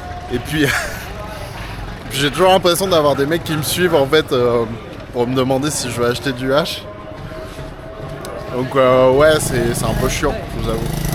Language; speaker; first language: French; native; French